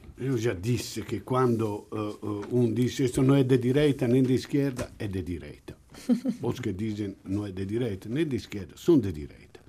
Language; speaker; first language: Portuguese; non-native, fluent; Italian